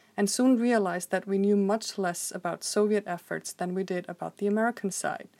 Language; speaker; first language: English; non-native, fluent; Icelandic